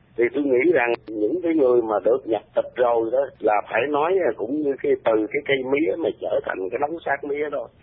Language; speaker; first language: Vietnamese; early bilingual, heritage; Vietnamese